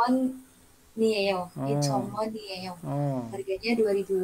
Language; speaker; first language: Korean; non-native, learner; Indonesian